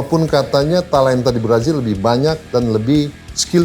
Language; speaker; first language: Indonesian; native; Indonesian